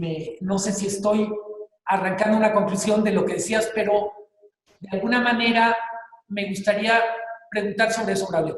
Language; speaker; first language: Spanish; native; Spanish